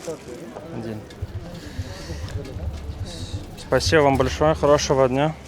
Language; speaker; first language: Russian; non-native, learner; Lithuanian